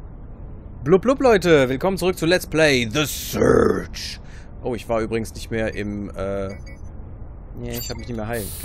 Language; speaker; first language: German; native; German